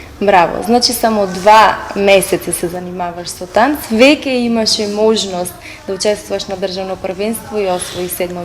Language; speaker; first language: Macedonian; native; Macedonian